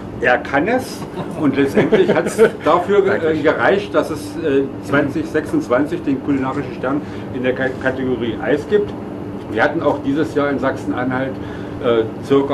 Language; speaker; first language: German; native; German